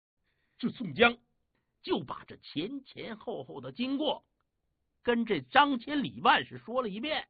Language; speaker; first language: Chinese; native; Chinese